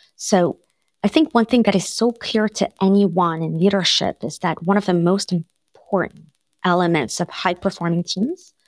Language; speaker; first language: English; non-native, fluent; French